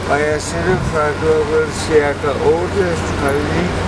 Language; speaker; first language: Danish; non-native, fluent; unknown